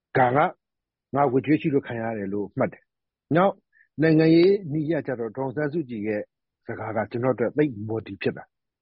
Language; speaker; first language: Burmese; native; Burmese